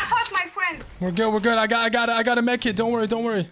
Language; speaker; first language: English; native; English